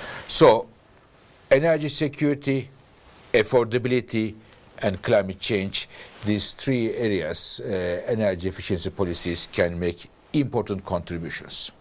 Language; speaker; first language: English; non-native, fluent; Turkish